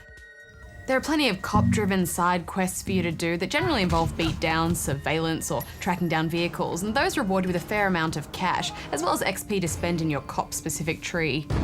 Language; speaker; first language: English; native; English